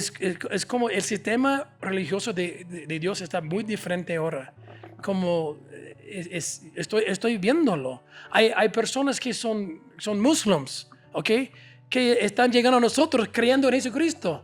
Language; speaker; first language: Spanish; non-native, fluent; English